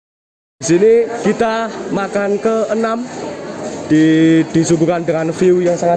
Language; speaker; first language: Indonesian; native; Indonesian